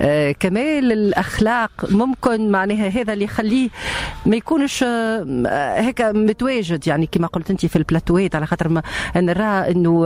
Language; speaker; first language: Arabic; native; Arabic